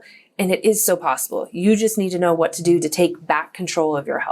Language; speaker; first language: English; native; English